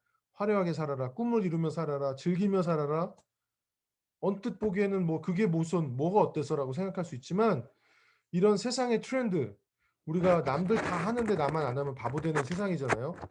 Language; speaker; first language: Korean; native; Korean